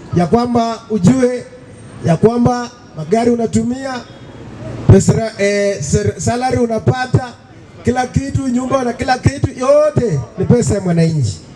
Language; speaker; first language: Swahili; non-native, local second language; Luyia